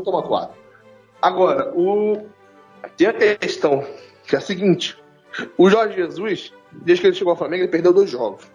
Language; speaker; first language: Portuguese; native; Portuguese